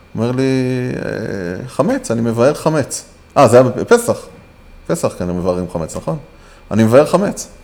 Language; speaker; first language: Hebrew; native; Hebrew